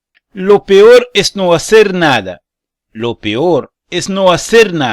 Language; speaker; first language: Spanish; non-native, learner; Portuguese